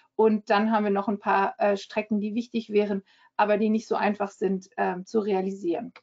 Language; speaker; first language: German; early bilingual, heritage; German